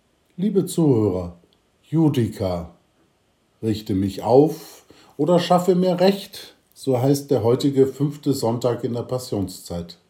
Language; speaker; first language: German; native; German